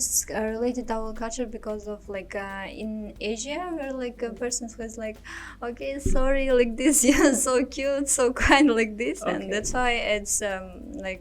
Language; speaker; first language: English; non-native, learner; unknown